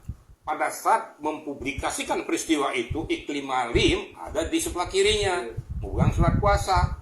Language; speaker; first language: Indonesian; native; Indonesian